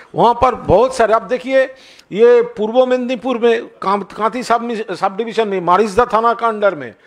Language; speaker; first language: Hindi; non-native, local second language; Bangla